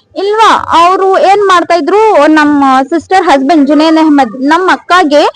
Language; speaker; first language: Kannada; non-native, local second language; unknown